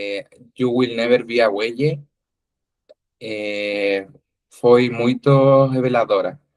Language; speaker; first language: Portuguese; non-native, learner; Spanish